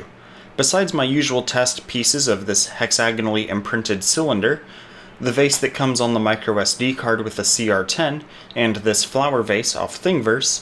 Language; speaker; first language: English; native; English